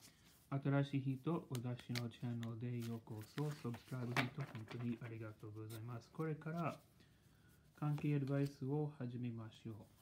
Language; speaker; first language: Japanese; non-native, learner; English